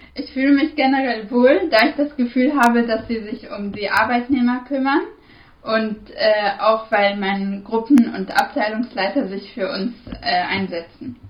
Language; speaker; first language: German; non-native, fluent; Arabic